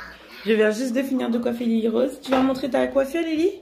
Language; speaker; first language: French; native; French